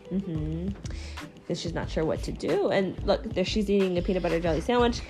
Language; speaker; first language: English; non-native, fluent; Chinese